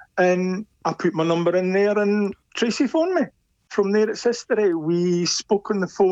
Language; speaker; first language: English; native; English